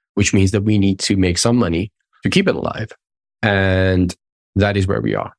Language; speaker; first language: English; non-native, fluent; Persian